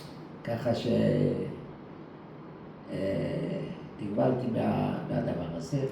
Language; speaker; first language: Hebrew; early bilingual, other home language; Dutch